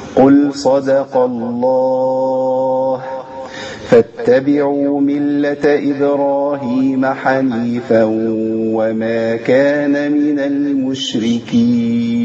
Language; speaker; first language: Arabic; native; Arabic